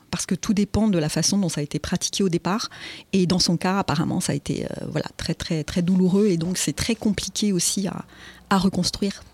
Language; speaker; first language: French; native; French